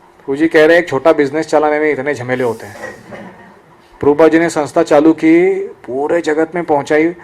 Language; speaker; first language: Hindi; non-native, local second language; Marathi